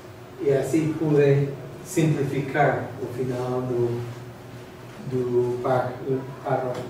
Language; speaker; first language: Portuguese; non-native, learner; English